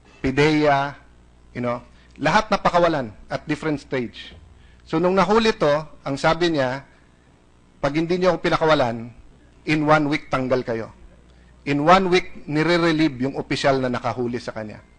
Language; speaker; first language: Filipino; native; Filipino